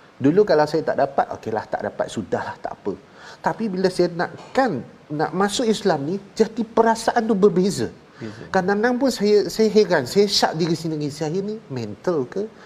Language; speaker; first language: Malay; non-native, local second language; Chinese